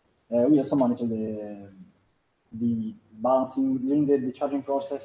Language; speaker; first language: English; non-native, fluent; Italian